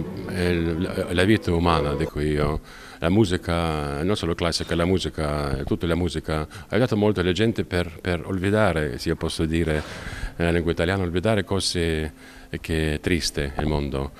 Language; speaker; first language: Italian; non-native, learner; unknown